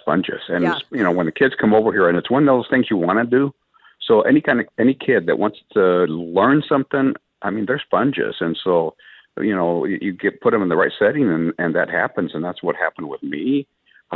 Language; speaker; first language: English; early bilingual, other home language; Spanish